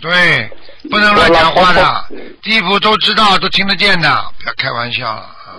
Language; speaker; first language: Chinese; native; Chinese